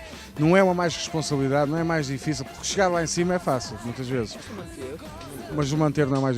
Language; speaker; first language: Portuguese; native; Portuguese